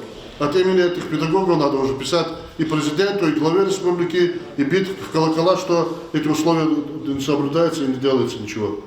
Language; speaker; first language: Russian; non-native, local second language; Lezghian